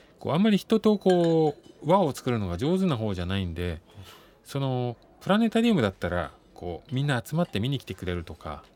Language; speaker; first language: Japanese; native; Japanese